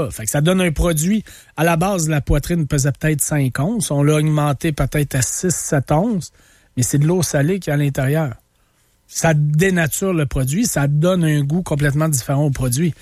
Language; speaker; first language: French; native; French